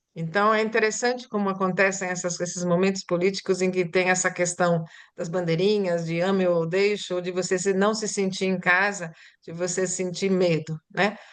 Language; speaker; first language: Portuguese; early bilingual, other home language; Italian